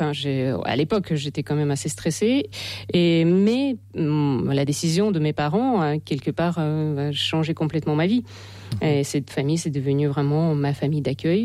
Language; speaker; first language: French; non-native, fluent; Russian